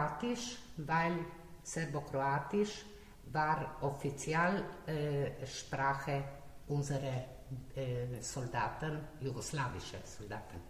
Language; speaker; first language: German; non-native, learner; Slovenian